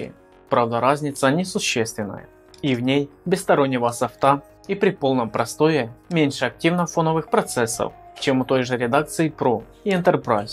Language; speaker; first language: Russian; native; Russian